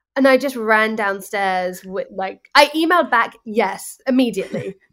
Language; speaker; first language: English; native; English